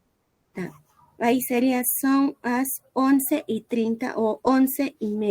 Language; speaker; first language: Portuguese; non-native, learner; Spanish